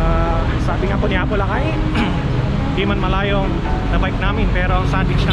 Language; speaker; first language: Filipino; native; Filipino